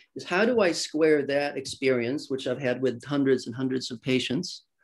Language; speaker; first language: English; early bilingual, other home language; Swedish